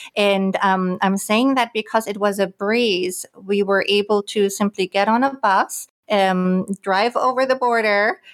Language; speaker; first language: English; non-native, fluent; German